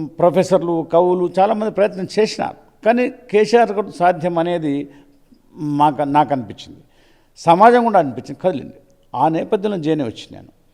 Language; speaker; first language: Telugu; native; Telugu